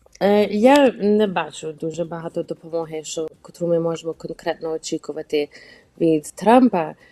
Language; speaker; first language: Ukrainian; early bilingual, heritage; Ukrainian